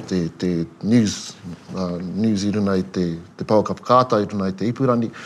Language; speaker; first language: Māori; native; Māori